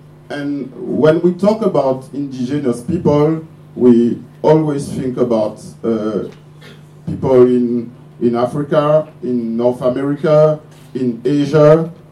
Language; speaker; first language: English; non-native, fluent; French